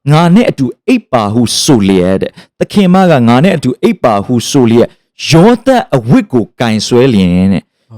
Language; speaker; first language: Burmese; native; Burmese